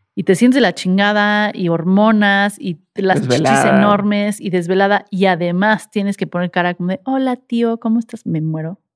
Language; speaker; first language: Spanish; native; Spanish